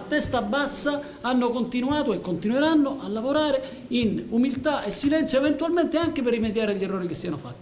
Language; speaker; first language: Italian; native; Italian